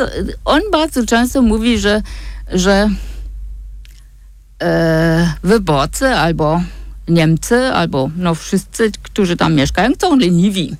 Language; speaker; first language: Polish; non-native, fluent; German